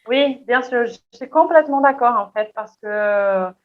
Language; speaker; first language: French; non-native, fluent; Portuguese